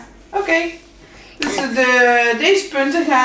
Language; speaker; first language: Dutch; native; Dutch